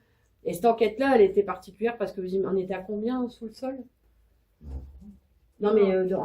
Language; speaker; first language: French; native; French